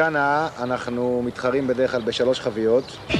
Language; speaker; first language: Hebrew; native; Hebrew